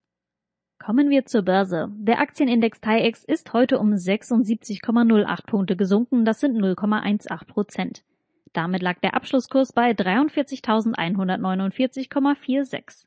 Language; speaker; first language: German; native; German